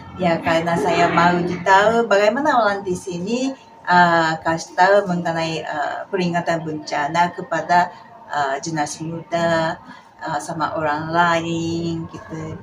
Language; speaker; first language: Indonesian; non-native, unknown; Japanese